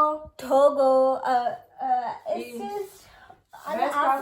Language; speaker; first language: German; non-native, learner; Malayalam